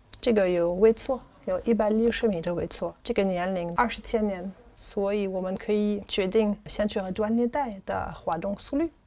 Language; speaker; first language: Chinese; non-native, fluent; French